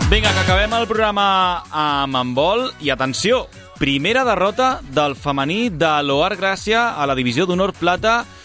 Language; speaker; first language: Catalan; native; Catalan